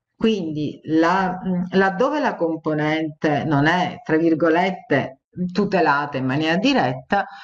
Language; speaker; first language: Italian; native; Italian